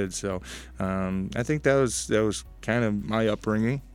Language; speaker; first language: English; native; English